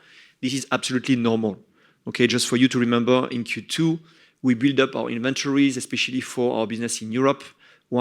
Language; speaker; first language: English; non-native, fluent; French